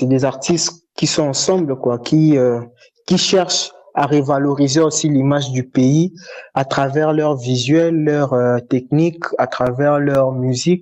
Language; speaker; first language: French; non-native, local second language; Lingala